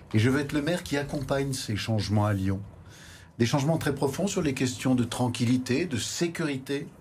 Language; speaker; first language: French; native; French